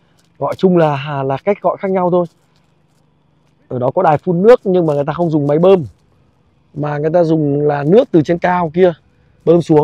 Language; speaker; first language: Vietnamese; native; Vietnamese